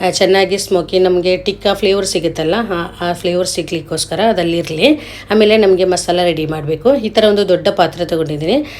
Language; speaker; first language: Kannada; non-native, local second language; Malayalam